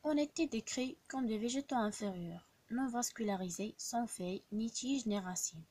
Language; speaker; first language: French; non-native, local second language; Arabic